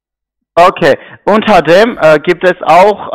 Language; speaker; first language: German; non-native, learner; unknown